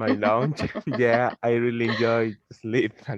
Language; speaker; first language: English; non-native, learner; Spanish